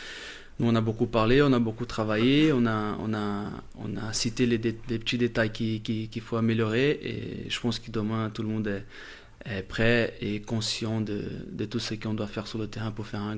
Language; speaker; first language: French; non-native, fluent; Portuguese